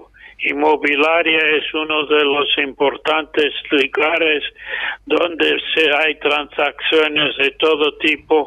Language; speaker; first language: Spanish; non-native, fluent; English